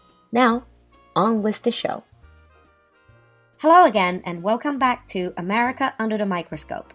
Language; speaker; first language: English; non-native, fluent; Chinese